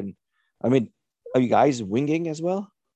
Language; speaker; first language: English; non-native, fluent; French